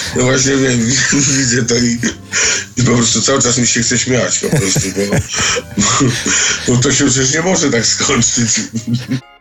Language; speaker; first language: Polish; native; Polish